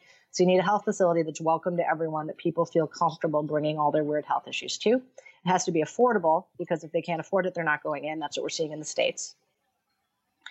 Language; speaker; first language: English; native; English